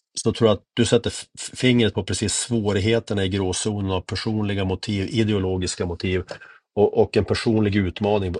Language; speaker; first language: Swedish; native; Swedish